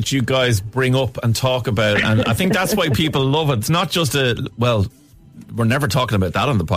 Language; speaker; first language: English; native; English